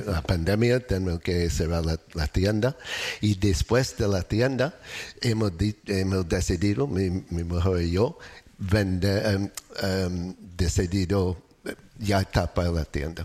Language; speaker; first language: Spanish; non-native, learner; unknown